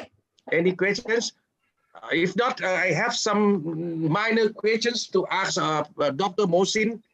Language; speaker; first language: English; non-native, fluent; Thai